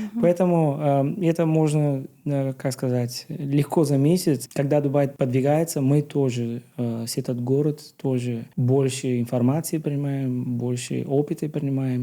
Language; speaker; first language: Russian; non-native, learner; Bulgarian